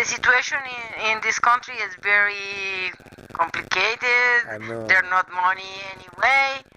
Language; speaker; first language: English; non-native, learner; Spanish